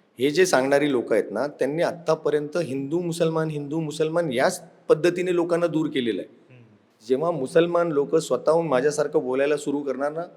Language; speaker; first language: Marathi; non-native, local second language; Urdu